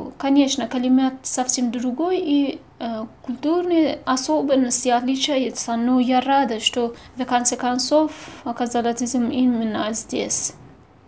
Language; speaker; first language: Russian; non-native, fluent; Persian